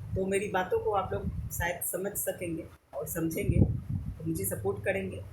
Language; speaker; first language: Hindi; native; Hindi